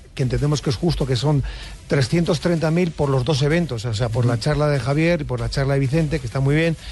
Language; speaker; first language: Spanish; native; Spanish